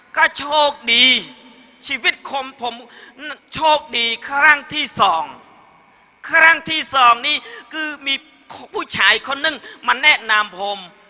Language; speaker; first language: Thai; non-native, learner; Khmer